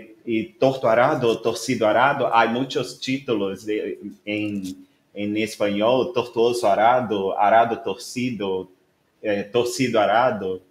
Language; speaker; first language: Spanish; non-native, learner; Portuguese